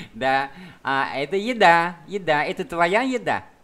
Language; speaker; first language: Russian; non-native, fluent; Vietnamese